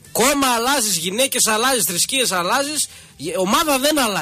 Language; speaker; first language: Greek; native; Greek